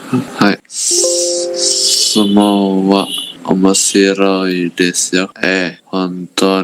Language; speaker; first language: Japanese; non-native, learner; Indonesian